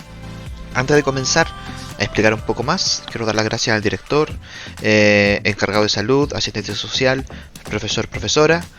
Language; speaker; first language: Spanish; native; Spanish